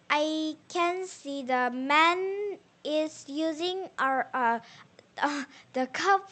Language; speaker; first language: English; non-native, learner; Korean